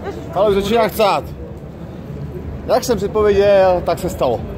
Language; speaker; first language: Czech; native; Czech